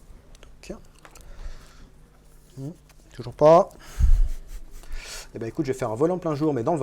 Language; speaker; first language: French; native; French